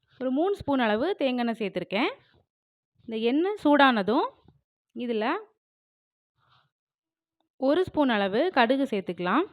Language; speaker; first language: Tamil; native; Tamil